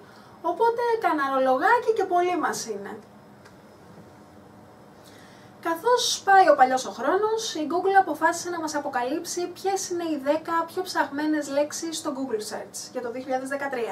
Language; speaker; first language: Greek; native; Greek